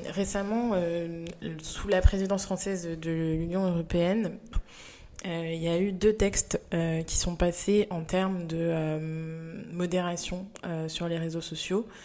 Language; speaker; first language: French; native; French